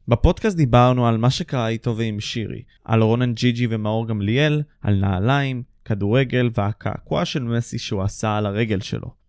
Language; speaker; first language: Hebrew; native; Hebrew